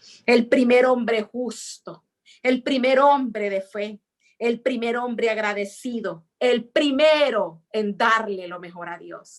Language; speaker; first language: Spanish; native; Spanish